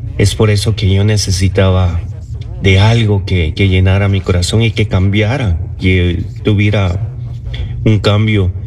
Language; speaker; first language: Spanish; early bilingual, other home language; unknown